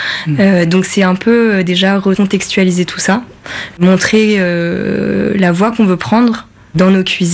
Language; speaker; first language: French; early bilingual, other home language; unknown